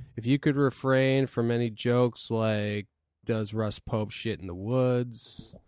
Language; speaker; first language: English; native; English